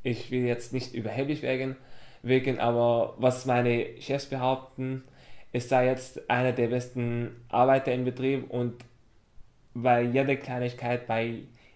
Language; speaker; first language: German; non-native, fluent; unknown